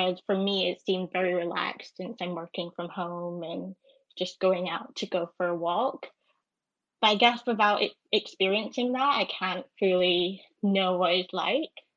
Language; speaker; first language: English; native; English